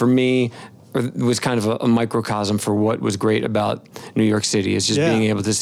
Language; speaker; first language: English; native; English